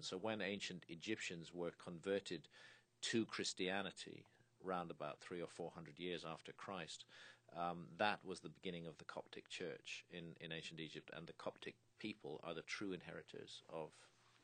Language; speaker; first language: English; native; English